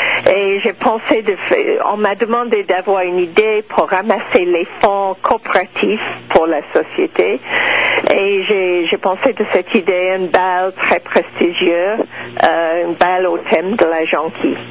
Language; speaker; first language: French; non-native, local second language; English